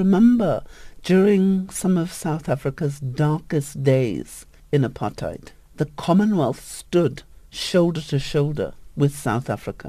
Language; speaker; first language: English; native; English